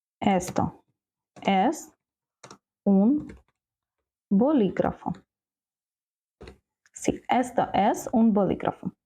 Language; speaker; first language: Spanish; non-native, fluent; Ukrainian